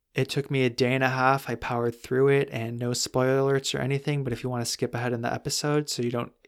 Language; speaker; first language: English; native; English